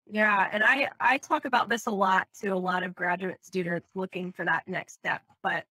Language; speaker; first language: English; native; English